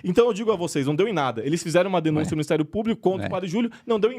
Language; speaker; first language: Portuguese; native; Portuguese